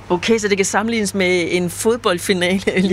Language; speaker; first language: Danish; native; Danish